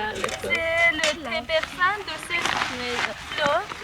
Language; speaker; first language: French; non-native, learner; Persian